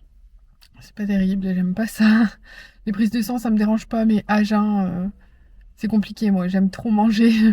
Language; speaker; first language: French; native; French